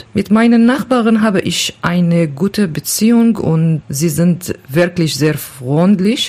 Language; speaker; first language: German; non-native, learner; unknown